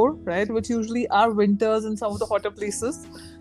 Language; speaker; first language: English; non-native, local second language; Urdu